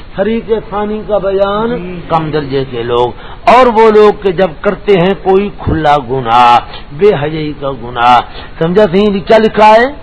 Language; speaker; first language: Urdu; non-native, local second language; Punjabi